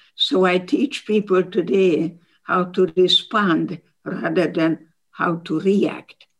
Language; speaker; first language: English; non-native, fluent; Hungarian